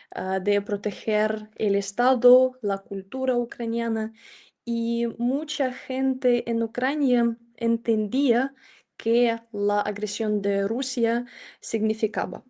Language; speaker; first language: Spanish; non-native, fluent; Ukrainian